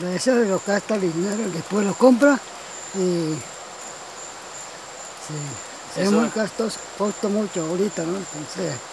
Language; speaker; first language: Spanish; non-native, local second language; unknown